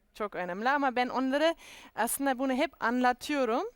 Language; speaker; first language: Turkish; non-native, fluent; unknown